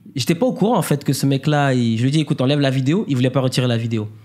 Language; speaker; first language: French; native; French